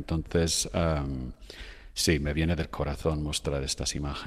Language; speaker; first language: Spanish; non-native, fluent; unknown